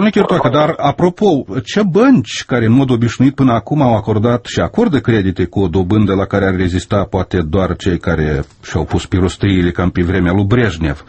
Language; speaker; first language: Romanian; native; Romanian